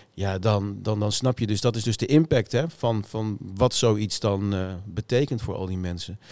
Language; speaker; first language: Dutch; native; Dutch